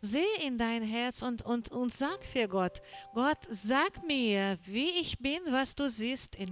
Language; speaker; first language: German; non-native, learner; Portuguese